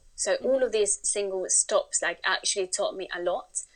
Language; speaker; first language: English; non-native, fluent; Spanish